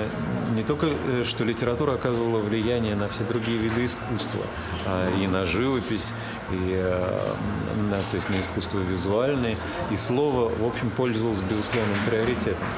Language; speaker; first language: Russian; native; Russian